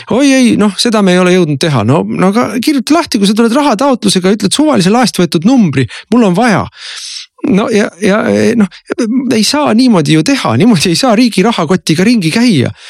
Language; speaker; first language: Estonian; native; Estonian